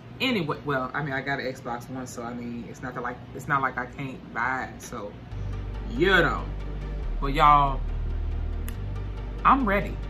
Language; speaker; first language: English; native; English